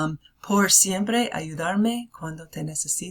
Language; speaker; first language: Spanish; non-native, fluent; English